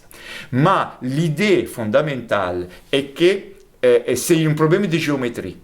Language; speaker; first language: French; non-native, fluent; Italian